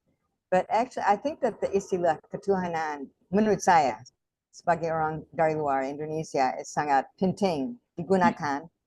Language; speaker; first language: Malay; non-native, fluent; English